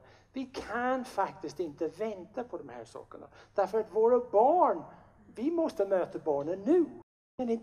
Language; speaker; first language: Swedish; non-native, fluent; English